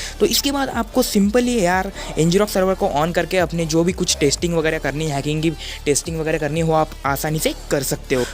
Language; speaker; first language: Hindi; non-native, local second language; Marathi